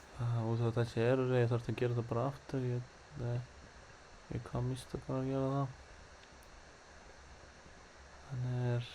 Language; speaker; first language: Icelandic; non-native, learner; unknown